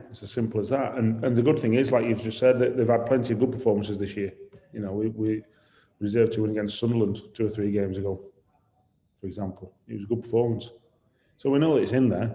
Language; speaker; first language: English; native; English